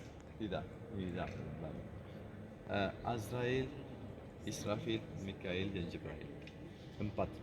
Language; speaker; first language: Indonesian; non-native, learner; Turkish